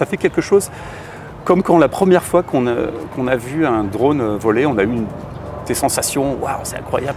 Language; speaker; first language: French; native; French